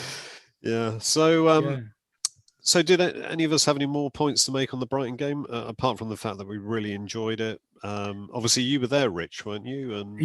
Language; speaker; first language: English; native; English